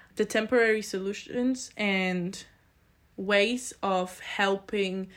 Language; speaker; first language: English; non-native, fluent; Polish